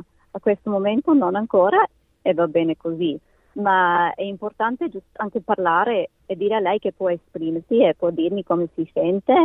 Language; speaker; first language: Italian; native; Italian